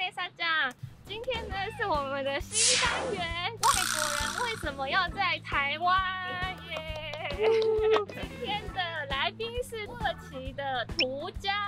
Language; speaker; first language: Chinese; non-native, fluent; Japanese